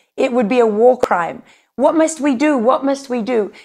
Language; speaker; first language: English; native; English